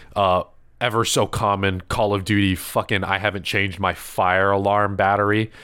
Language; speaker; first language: English; early bilingual, other home language; Filipino